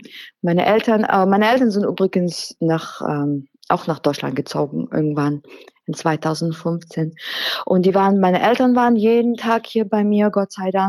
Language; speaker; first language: German; non-native, fluent; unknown